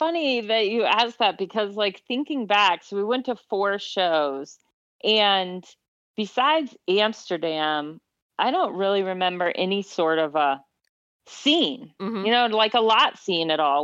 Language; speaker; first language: English; native; English